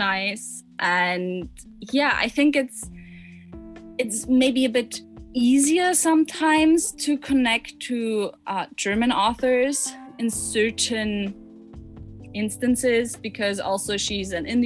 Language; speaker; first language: English; non-native, fluent; German